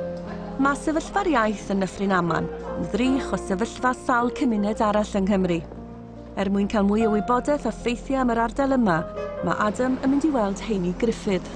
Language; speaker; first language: Welsh; native; Welsh